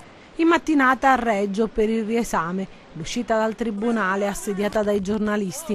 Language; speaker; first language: Italian; native; Italian